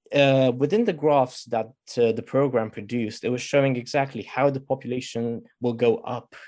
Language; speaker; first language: English; non-native, fluent; Romanian